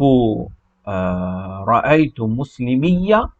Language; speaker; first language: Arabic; non-native, fluent; Morisyen